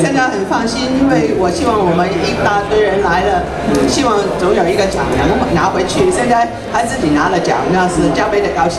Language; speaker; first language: Chinese; non-native, local second language; Cantonese